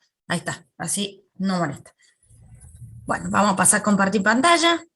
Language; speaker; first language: Spanish; native; Spanish